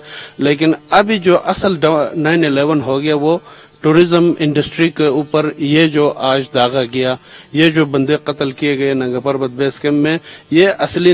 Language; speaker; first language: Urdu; non-native, local second language; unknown